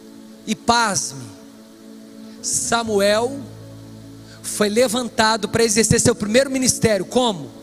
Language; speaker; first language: Portuguese; native; Portuguese